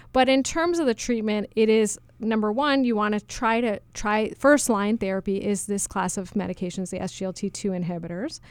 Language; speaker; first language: English; native; English